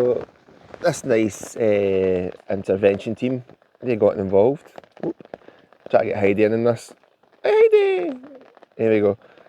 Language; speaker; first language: English; native; English